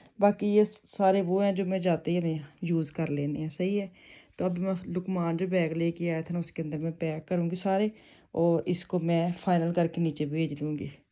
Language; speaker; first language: Urdu; non-native, local second language; Punjabi